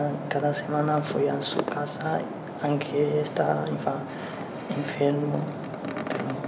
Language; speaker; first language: Spanish; non-native, learner; Chinese